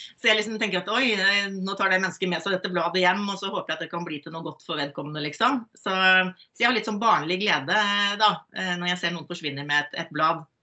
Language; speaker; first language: Norwegian; native; Norwegian